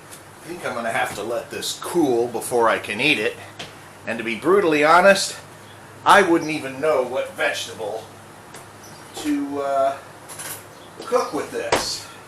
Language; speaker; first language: English; native; English